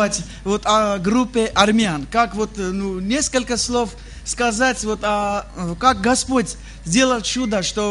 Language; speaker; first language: Russian; non-native, fluent; Armenian